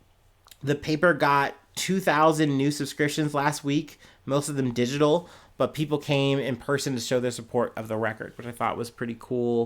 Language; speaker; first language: English; native; English